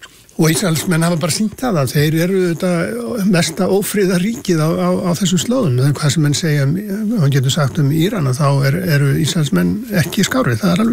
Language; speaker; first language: Icelandic; native; Icelandic